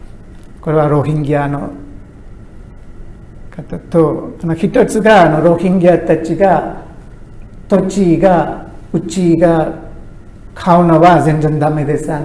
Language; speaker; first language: Japanese; non-native, learner; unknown